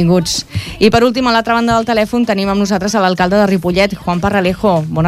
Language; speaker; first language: Catalan; native; Catalan